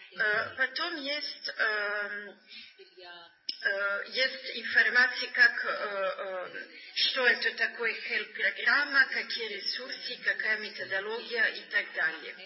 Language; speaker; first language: Russian; non-native, learner; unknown